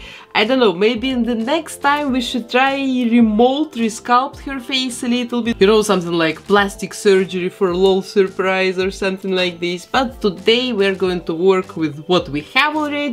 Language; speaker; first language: English; non-native, fluent; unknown